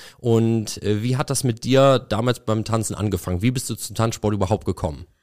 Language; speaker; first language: German; native; German